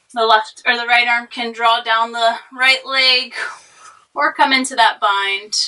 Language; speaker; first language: English; native; English